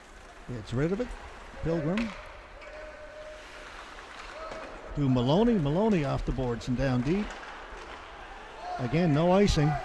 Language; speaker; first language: English; native; English